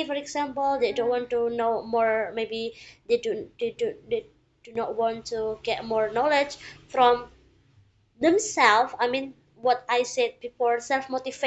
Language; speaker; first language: English; non-native, learner; Indonesian